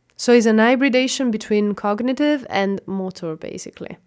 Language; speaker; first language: English; non-native, fluent; Italian